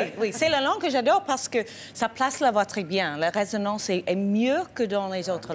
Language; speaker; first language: French; non-native, fluent; English